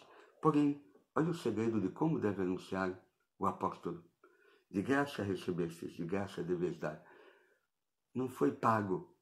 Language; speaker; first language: Portuguese; native; Portuguese